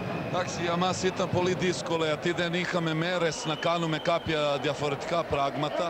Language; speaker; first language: Greek; non-native, learner; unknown